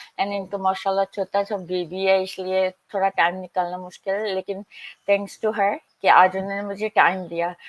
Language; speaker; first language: Hindi; native; Hindi